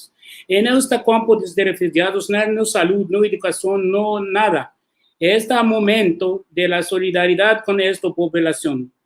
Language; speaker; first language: Spanish; non-native, learner; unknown